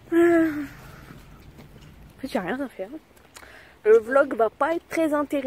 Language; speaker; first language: French; native; French